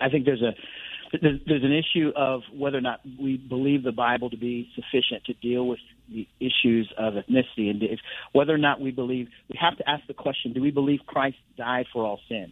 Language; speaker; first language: English; native; English